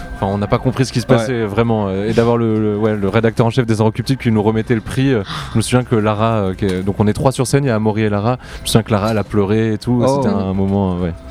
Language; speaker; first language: French; native; French